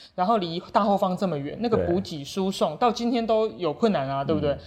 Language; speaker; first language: Chinese; native; Chinese